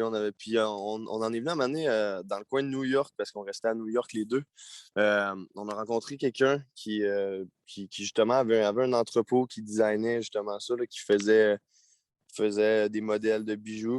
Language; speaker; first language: French; native; French